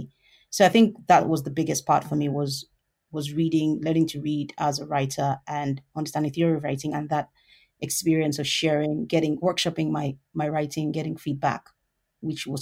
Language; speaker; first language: English; non-native, local second language; Yoruba